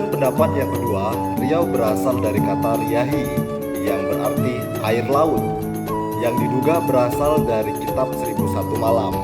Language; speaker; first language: Indonesian; non-native, local second language; Malay